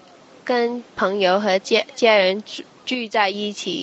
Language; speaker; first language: Chinese; non-native, fluent; English